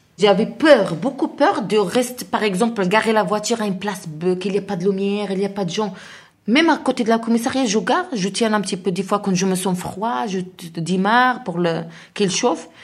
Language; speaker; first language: French; non-native, learner; Arabic